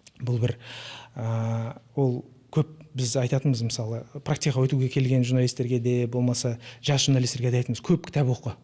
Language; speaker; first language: Kazakh; native; Kazakh